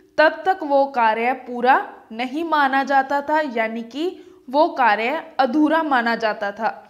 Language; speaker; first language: Hindi; native; Hindi